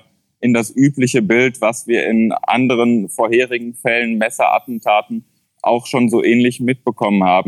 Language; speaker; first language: German; native; German